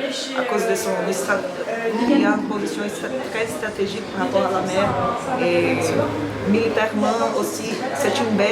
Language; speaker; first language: French; non-native, learner; Portuguese